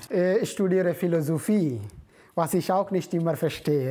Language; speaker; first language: German; non-native, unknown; Indonesian